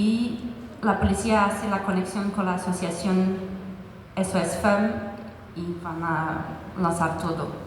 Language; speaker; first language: Spanish; non-native, fluent; French